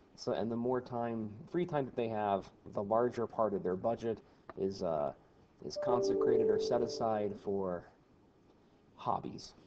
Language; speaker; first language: English; native; English